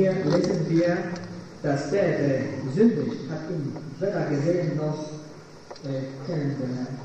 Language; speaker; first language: German; non-native, fluent; Polish